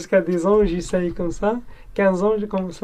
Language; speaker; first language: French; non-native, learner; Arabic